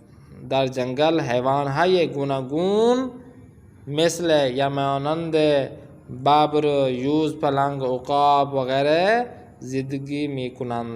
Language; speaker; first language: Persian; non-native, fluent; Urdu